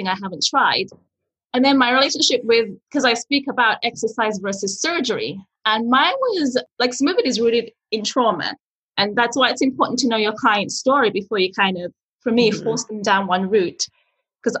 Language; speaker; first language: English; early bilingual, other home language; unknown